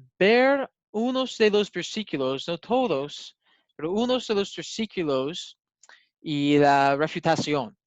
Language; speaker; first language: Spanish; non-native, learner; English